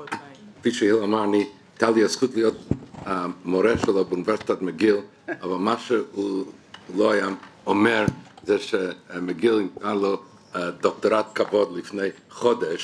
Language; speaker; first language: Hebrew; non-native, fluent; English